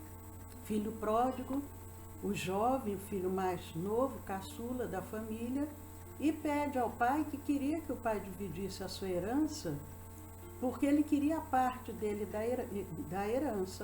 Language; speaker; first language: Portuguese; native; Portuguese